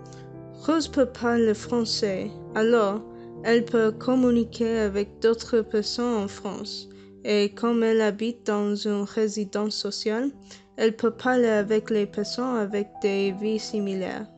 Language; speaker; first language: French; non-native, learner; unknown